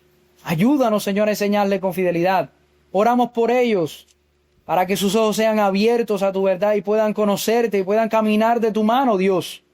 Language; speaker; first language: Spanish; native; Spanish